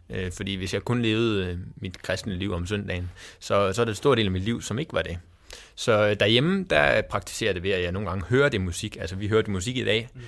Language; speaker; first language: Danish; native; Danish